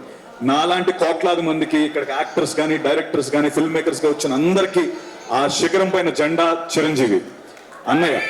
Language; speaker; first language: Telugu; native; Telugu